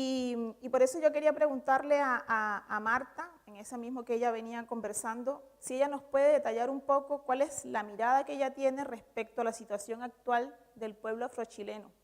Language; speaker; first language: Spanish; native; Spanish